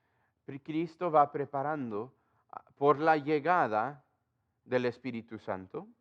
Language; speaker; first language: Spanish; non-native, fluent; English